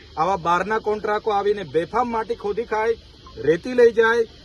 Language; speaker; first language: Gujarati; non-native, local second language; Vasavi